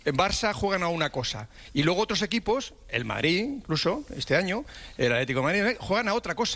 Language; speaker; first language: Spanish; native; Spanish